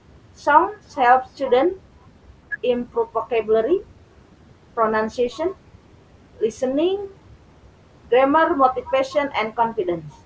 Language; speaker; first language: English; non-native, learner; Indonesian